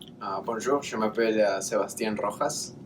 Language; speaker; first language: French; non-native, learner; English